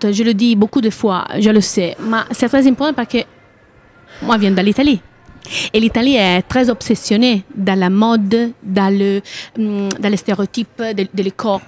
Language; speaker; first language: French; non-native, learner; Italian